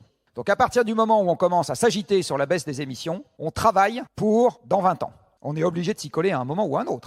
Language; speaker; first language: French; native; French